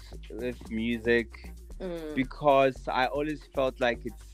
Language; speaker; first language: English; non-native, local second language; Zulu